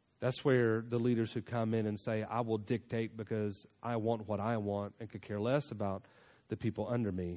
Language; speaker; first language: English; native; English